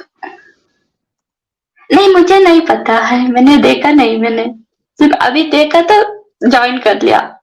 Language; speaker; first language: Hindi; non-native, local second language; Kannada